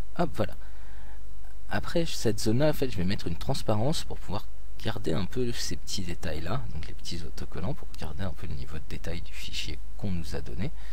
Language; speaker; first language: French; native; French